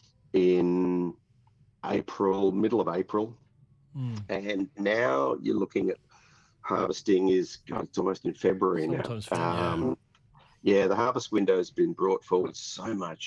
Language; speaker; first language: English; native; English